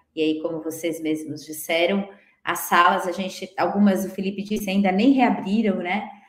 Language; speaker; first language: Portuguese; native; Portuguese